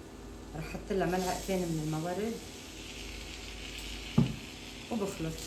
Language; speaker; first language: Arabic; native; Arabic